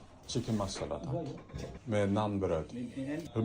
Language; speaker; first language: Swedish; non-native, learner; Mongolian